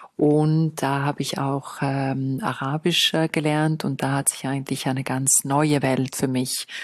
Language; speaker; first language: German; non-native, local second language; Italian